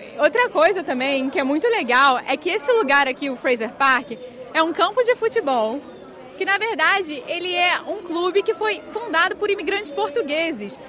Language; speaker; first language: Portuguese; native; Portuguese